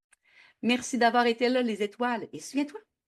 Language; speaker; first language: French; native; French